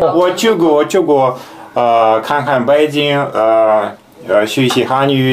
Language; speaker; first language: Chinese; non-native, learner; Russian